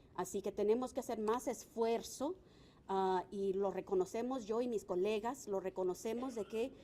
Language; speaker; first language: Spanish; early bilingual, other home language; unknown